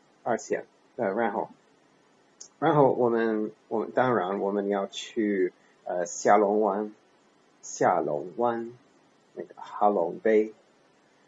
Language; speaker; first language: Chinese; non-native, learner; English